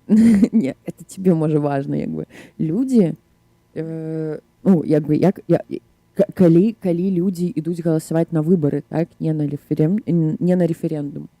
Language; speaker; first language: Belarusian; non-native, local second language; Russian